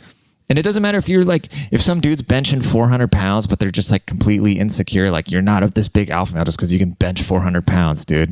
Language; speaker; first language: English; native; English